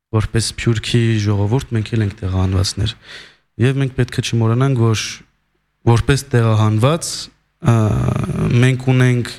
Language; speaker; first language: Armenian; early bilingual, heritage; Armenian